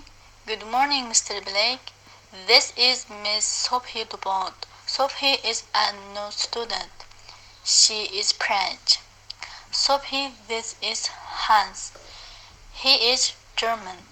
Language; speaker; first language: English; non-native, learner; Uyghur